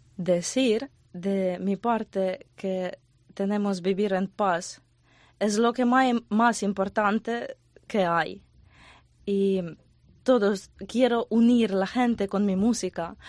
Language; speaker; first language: Spanish; non-native, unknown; Ukrainian